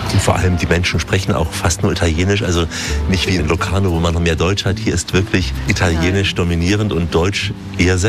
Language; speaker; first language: German; native; German